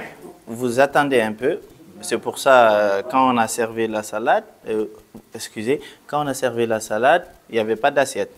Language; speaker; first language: French; non-native, local second language; Bambara